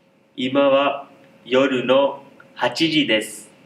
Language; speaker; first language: Japanese; non-native, learner; Hindi